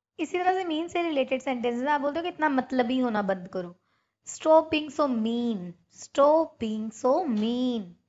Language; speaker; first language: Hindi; non-native, local second language; Punjabi